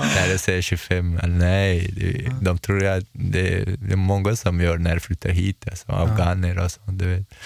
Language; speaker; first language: Swedish; non-native, fluent; Chechen